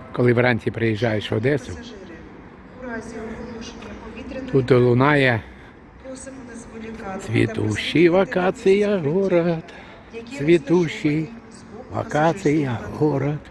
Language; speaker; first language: Ukrainian; non-native, local second language; Russian